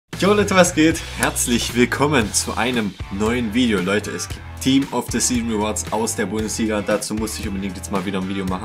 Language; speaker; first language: German; native; German